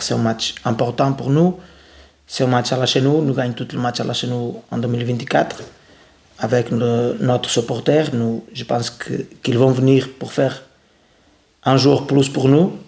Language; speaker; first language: French; non-native, learner; Portuguese